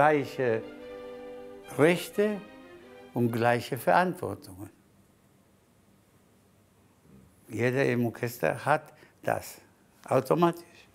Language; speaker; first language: German; non-native, fluent; Spanish